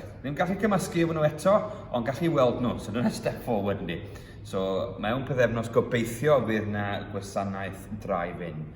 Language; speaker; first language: Welsh; early bilingual, heritage; Welsh